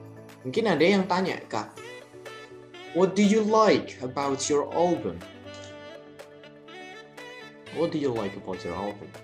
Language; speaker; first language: English; non-native, learner; Indonesian